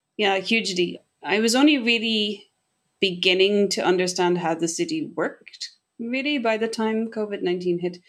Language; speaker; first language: English; native; English